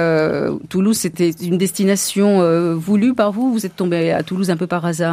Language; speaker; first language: French; native; French